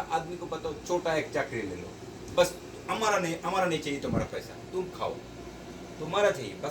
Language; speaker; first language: Hindi; non-native, learner; Bangla